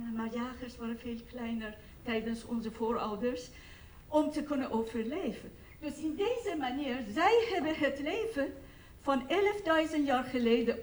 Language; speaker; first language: Dutch; non-native, fluent; Persian